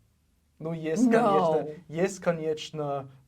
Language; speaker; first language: Russian; non-native, learner; English